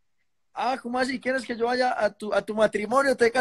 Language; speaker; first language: Spanish; native; Spanish